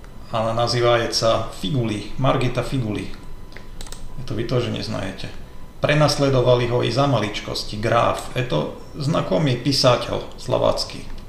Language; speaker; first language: Russian; non-native, fluent; Slovak